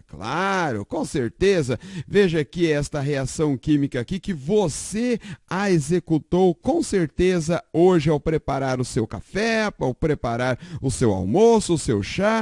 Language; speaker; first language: Portuguese; native; Portuguese